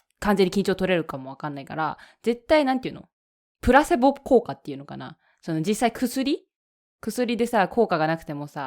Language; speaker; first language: Japanese; native; Japanese